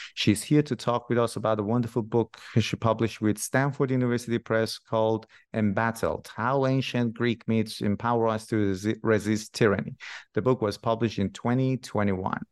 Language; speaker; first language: English; non-native, fluent; Persian